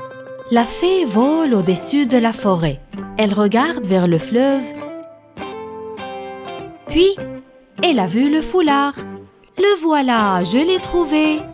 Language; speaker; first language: French; non-native, fluent; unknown